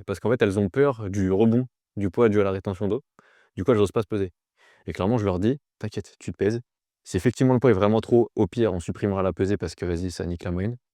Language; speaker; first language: French; native; French